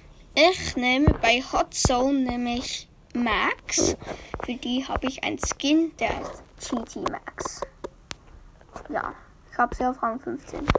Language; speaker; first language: German; native; German